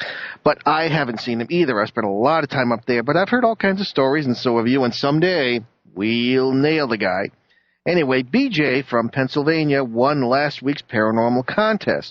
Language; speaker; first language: English; native; English